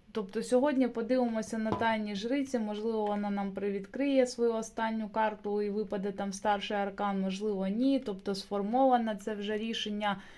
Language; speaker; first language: Ukrainian; non-native, local second language; Russian